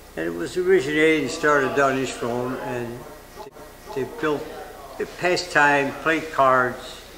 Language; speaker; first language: English; native; English